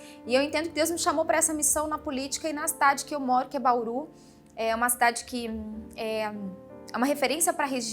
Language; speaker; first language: Portuguese; native; Portuguese